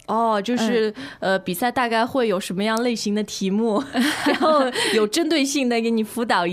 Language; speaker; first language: Chinese; native; Chinese